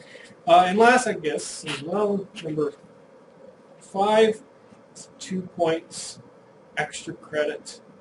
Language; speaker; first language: English; native; English